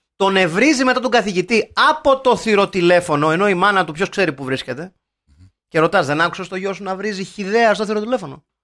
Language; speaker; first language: Greek; native; Greek